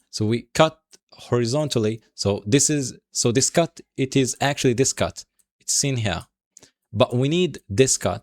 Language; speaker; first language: English; non-native, fluent; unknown